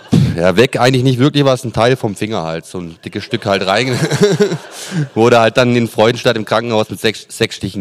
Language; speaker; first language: German; native; German